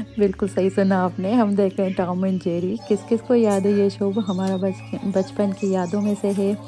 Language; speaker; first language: Urdu; native; Urdu